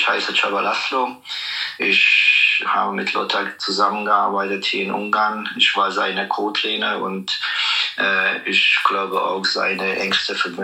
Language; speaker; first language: German; non-native, fluent; Hungarian